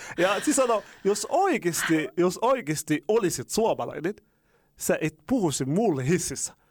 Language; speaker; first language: Finnish; non-native, fluent; Arabic